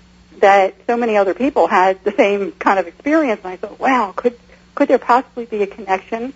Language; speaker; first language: English; native; English